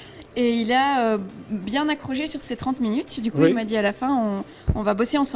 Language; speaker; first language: French; native; French